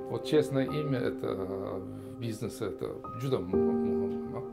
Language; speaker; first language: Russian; non-native, local second language; Uzbek